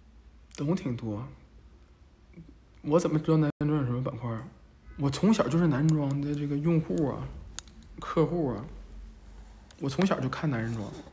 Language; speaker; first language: Chinese; native; Chinese